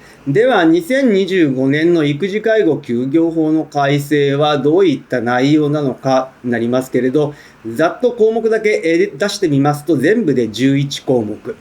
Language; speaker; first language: Japanese; native; Japanese